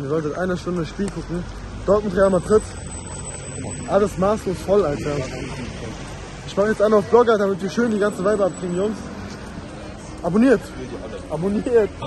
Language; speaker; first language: German; native; German